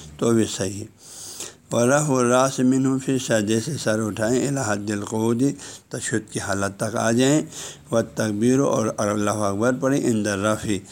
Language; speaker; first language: Urdu; non-native, local second language; Balti